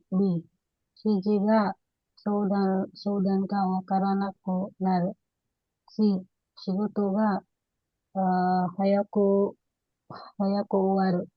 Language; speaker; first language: Japanese; non-native, learner; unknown